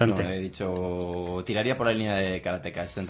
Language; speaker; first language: Spanish; native; Spanish